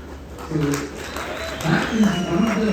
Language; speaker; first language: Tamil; non-native, local second language; Telugu